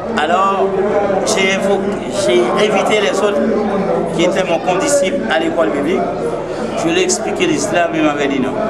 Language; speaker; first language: French; non-native, local second language; Haitian Creole